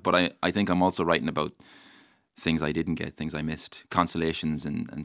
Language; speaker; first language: English; native; English